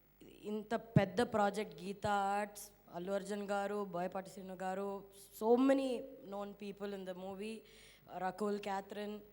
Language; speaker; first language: Telugu; non-native, fluent; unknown